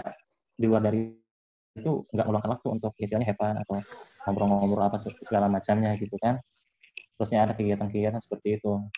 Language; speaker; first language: Indonesian; native; Indonesian